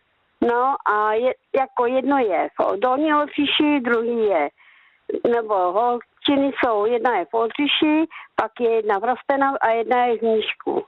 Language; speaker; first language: Czech; native; Czech